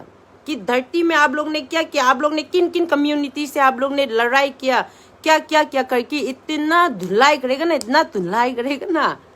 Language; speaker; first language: Hindi; non-native, local second language; Manipuri